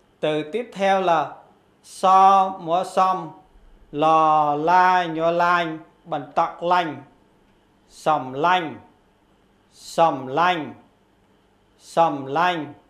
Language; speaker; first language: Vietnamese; non-native, local second language; Khmer